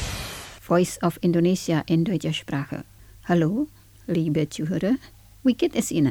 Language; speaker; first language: German; non-native, fluent; Indonesian